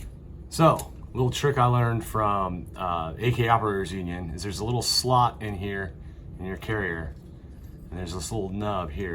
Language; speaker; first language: English; native; English